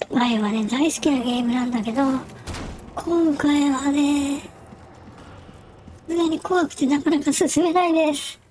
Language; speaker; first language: Japanese; native; Japanese